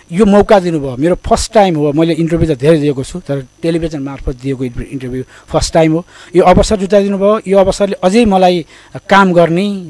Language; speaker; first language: Nepali; native; Nepali